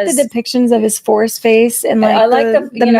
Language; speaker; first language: English; native; English